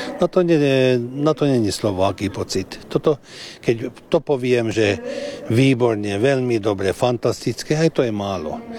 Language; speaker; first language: Slovak; non-native, local second language; Hungarian